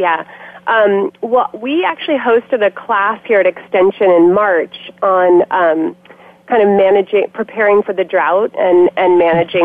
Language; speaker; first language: English; native; English